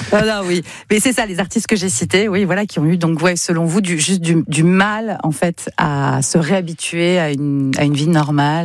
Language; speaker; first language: French; native; French